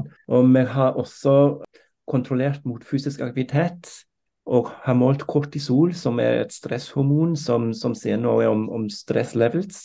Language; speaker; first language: Norwegian; non-native, fluent; German